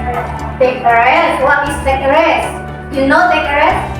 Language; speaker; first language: English; non-native, learner; Indonesian